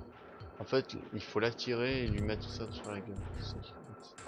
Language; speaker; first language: French; native; French